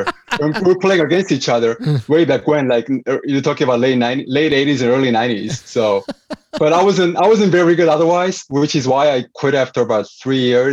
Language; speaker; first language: English; non-native, fluent; Korean